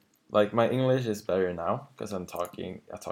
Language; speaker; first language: English; non-native, fluent; Swedish